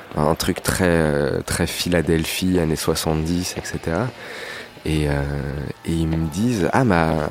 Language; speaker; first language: French; native; French